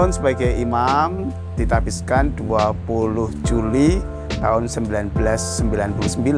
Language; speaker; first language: Indonesian; non-native, local second language; Javanese